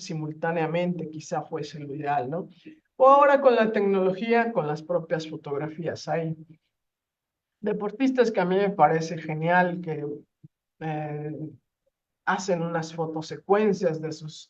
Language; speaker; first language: Spanish; native; Spanish